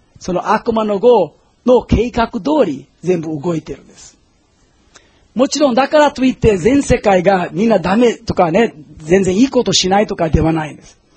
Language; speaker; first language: Japanese; non-native, fluent; English